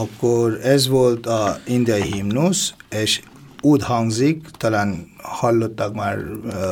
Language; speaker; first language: Hungarian; non-native, fluent; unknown